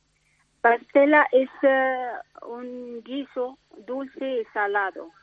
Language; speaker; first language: Spanish; non-native, learner; Arabic